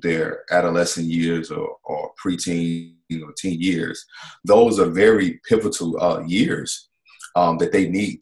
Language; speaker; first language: English; native; English